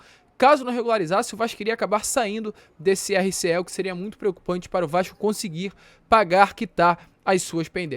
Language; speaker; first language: Portuguese; native; Portuguese